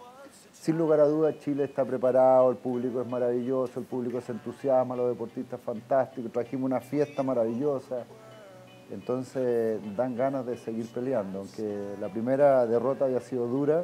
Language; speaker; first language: Spanish; native; Spanish